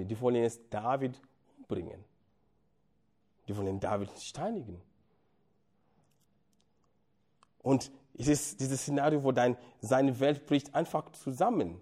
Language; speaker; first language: German; non-native, fluent; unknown